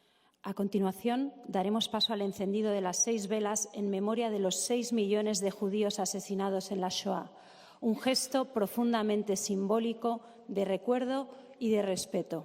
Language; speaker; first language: Spanish; native; Spanish